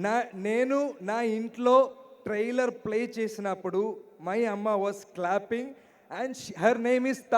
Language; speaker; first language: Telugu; non-native, learner; Malayalam